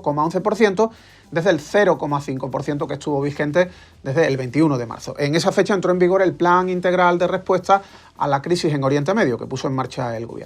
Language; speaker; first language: Spanish; native; Spanish